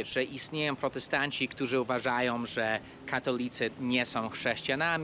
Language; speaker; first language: Polish; early bilingual, heritage; Polish